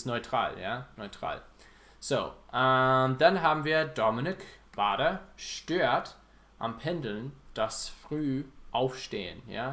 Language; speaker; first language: German; non-native, fluent; English